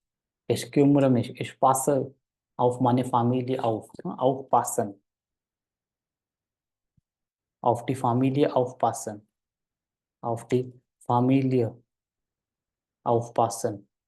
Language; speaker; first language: German; non-native, fluent; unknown